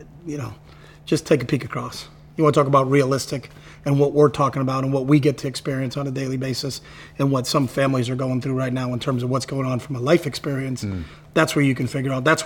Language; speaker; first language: English; native; English